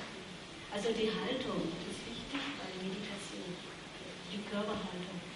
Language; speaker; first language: German; non-native, fluent; Vietnamese